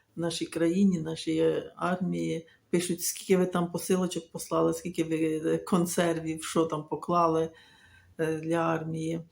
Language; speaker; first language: Ukrainian; native; Ukrainian